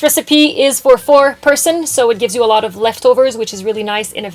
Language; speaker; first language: English; non-native, local second language; French